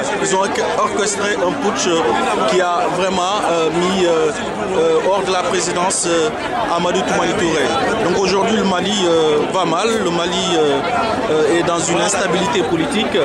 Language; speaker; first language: French; non-native, local second language; Soninke